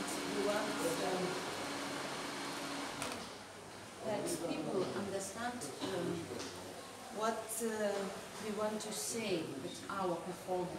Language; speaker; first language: English; non-native, learner; Lithuanian